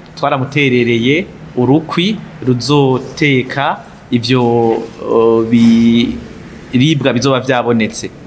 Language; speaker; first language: Rundi; native; Rundi